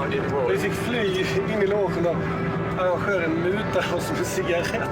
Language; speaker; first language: Swedish; native; Swedish